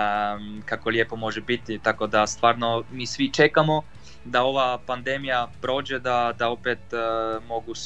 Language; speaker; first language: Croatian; non-native, fluent; Polish